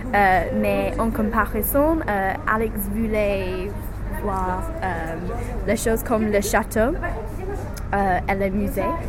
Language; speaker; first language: French; non-native, learner; English